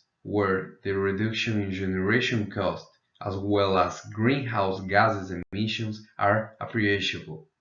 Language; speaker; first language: English; non-native, fluent; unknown